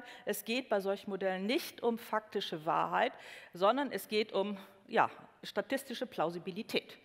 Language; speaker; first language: German; native; German